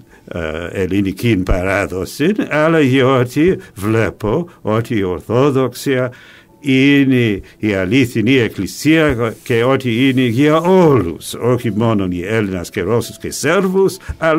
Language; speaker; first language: Greek; non-native, fluent; English